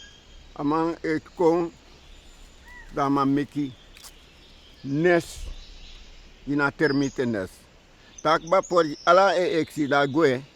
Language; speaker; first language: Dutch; non-native, local second language; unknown